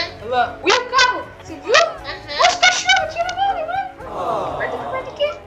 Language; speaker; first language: Portuguese; native; Portuguese